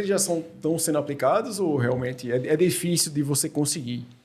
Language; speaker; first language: Portuguese; native; Portuguese